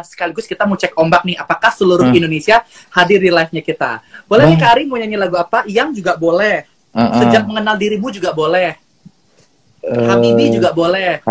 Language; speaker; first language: Indonesian; native; Indonesian